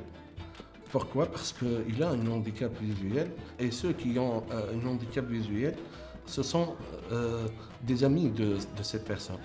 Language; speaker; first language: French; non-native, local second language; Arabic